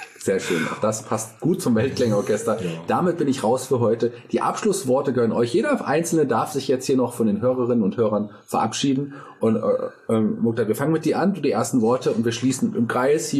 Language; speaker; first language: German; native; German